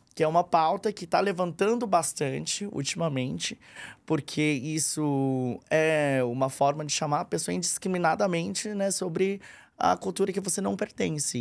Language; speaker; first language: Portuguese; early bilingual, other home language; Korean